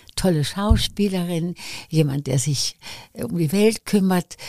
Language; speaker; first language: German; native; German